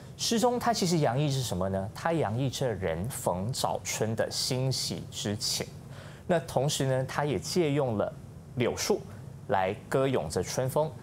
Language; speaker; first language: Chinese; native; Chinese